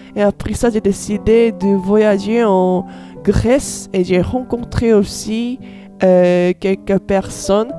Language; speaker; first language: French; non-native, learner; Korean